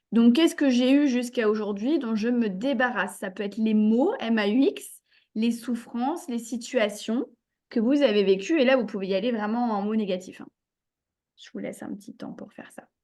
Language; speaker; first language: French; native; French